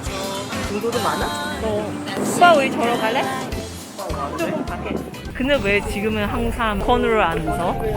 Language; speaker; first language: Korean; non-native, learner; Cantonese